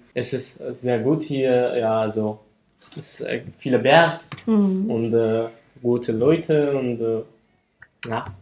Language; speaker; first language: German; non-native, learner; Persian